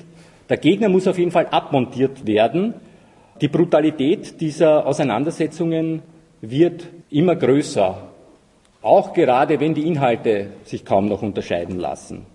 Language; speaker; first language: German; native; German